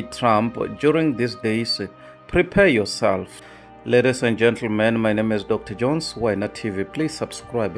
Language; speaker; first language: English; non-native, local second language; Tsonga